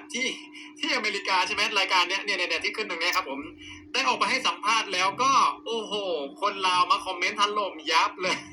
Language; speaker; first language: Thai; native; Thai